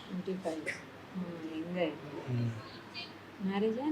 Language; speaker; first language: Hindi; non-native, local second language; Telugu